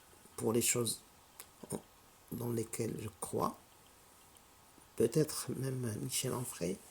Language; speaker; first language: French; non-native, local second language; Arabic